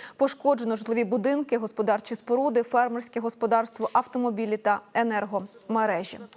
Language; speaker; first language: Ukrainian; native; Ukrainian